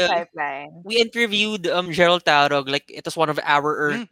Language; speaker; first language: English; non-native, local second language; Filipino